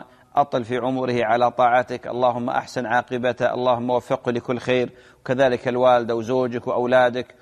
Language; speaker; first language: Arabic; native; Arabic